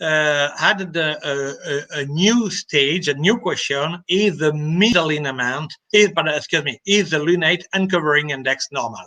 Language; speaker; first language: English; non-native, fluent; French